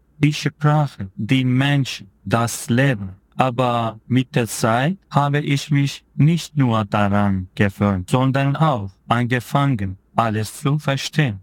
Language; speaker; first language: German; non-native, fluent; Turkish